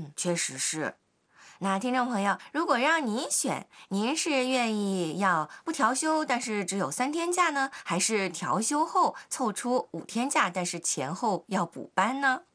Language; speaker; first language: Chinese; native; Chinese